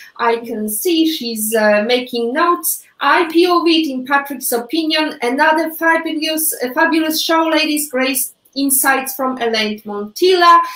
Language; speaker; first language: English; non-native, fluent; Polish